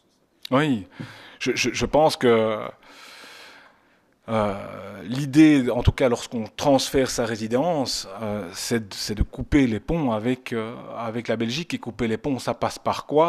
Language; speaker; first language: French; native; French